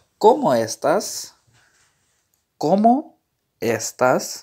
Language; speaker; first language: Spanish; non-native, learner; Urdu